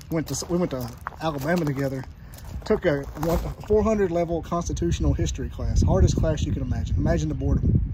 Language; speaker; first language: English; native; English